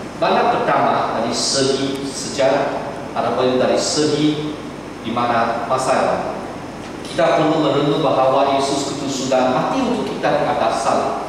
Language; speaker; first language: Malay; non-native, local second language; Chinese